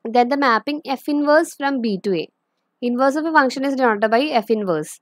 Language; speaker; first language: English; non-native, local second language; Malayalam